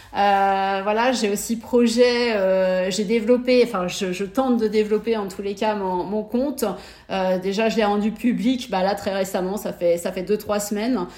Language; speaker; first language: French; native; French